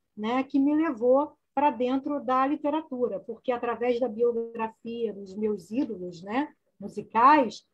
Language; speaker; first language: Portuguese; native; Portuguese